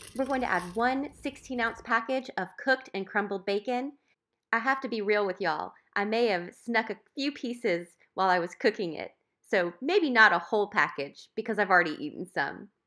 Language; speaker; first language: English; native; English